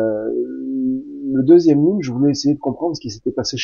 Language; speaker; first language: French; native; French